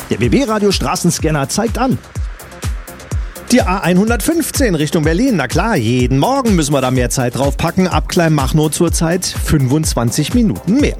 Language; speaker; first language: German; native; German